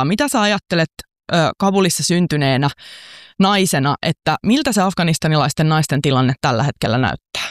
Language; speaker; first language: Finnish; native; Finnish